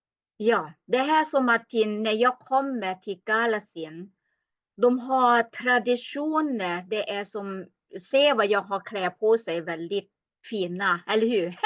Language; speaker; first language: Swedish; non-native, learner; Thai